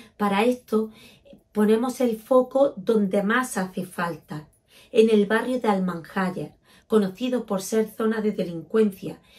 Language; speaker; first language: Spanish; native; Spanish